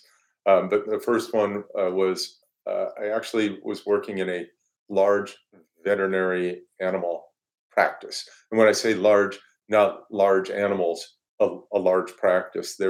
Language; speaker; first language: English; native; English